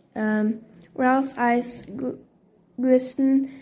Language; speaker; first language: English; non-native, fluent; Portuguese